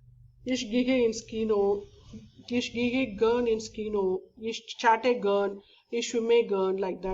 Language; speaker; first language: German; non-native, learner; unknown